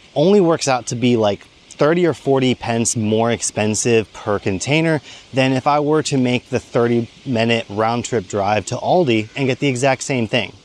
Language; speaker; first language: English; native; English